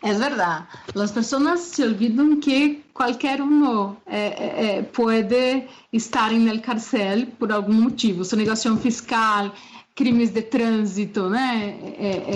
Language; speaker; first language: Spanish; non-native, fluent; Portuguese